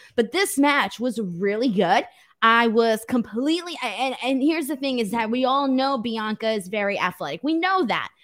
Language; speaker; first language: English; early bilingual, other home language; Spanish